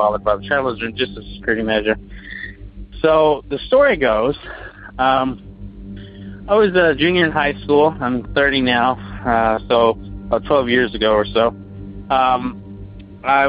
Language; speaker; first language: English; native; English